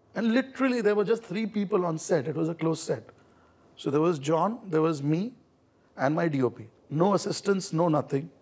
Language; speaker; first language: English; non-native, local second language; Hindi